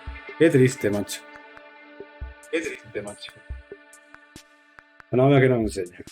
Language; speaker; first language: Spanish; native; Spanish